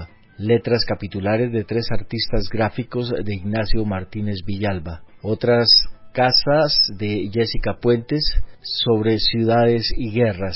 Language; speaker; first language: Spanish; native; Spanish